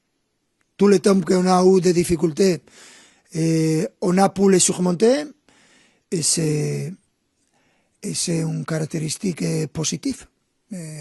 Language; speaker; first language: French; non-native, fluent; Spanish